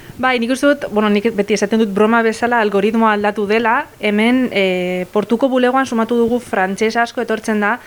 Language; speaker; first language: Basque; non-native, local second language; Spanish